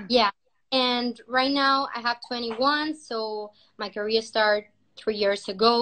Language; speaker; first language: English; non-native, learner; Spanish